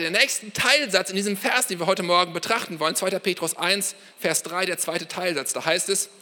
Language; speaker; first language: German; native; German